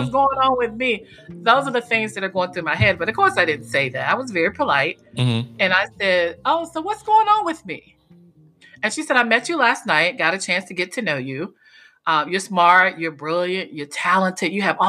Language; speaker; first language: English; native; English